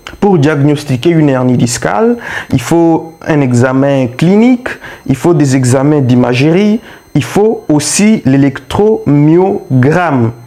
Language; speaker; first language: French; non-native, local second language; Luba-Lulua